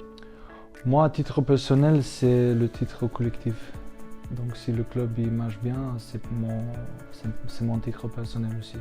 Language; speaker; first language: French; non-native, fluent; Slovenian